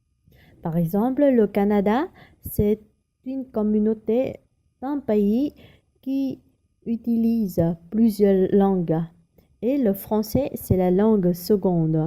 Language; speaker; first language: French; non-native, learner; Vietnamese